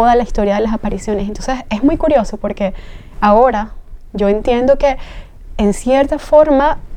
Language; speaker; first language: Spanish; native; Spanish